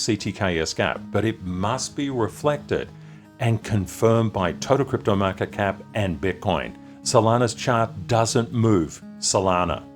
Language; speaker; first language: English; native; English